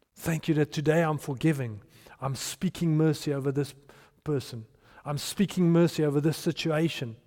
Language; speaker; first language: English; non-native, local second language; Afrikaans